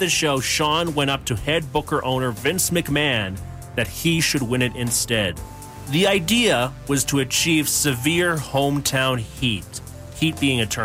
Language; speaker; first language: English; native; English